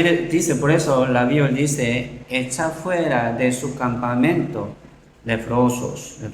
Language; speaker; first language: Spanish; non-native, learner; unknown